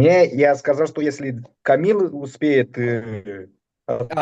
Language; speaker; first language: Russian; non-native, fluent; Romanian